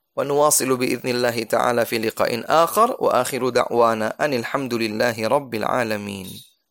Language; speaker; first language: Arabic; non-native, fluent; Indonesian